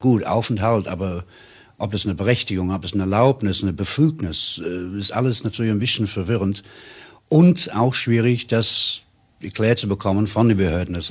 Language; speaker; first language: German; non-native, fluent; English